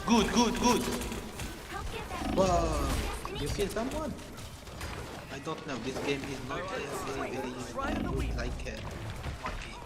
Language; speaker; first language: English; non-native, learner; Hindi